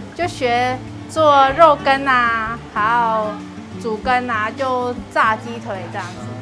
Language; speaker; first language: Chinese; non-native, fluent; Vietnamese